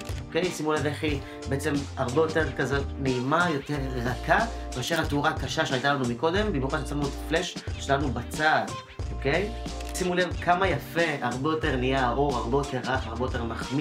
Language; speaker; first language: Hebrew; native; Hebrew